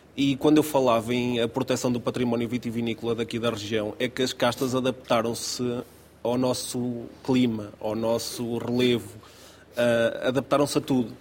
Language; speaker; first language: Portuguese; native; Portuguese